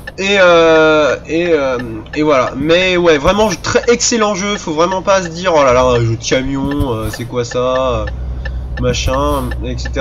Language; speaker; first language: French; native; French